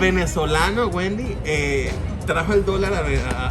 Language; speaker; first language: Spanish; native; Spanish